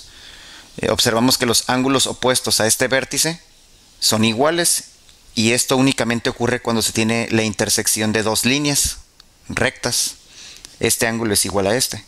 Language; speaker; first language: Spanish; native; Spanish